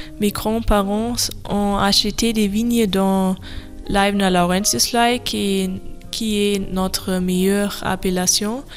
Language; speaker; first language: French; non-native, learner; German